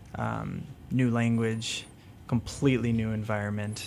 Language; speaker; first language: English; early bilingual, other home language; French